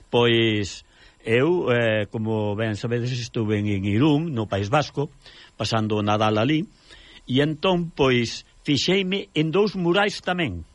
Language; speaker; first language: Galician; native; Galician